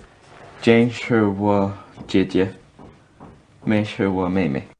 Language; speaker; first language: Chinese; non-native, learner; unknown